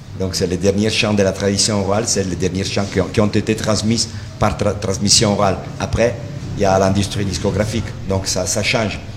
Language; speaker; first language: French; non-native, fluent; Italian